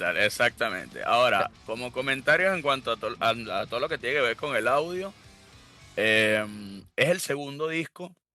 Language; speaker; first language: Spanish; native; Spanish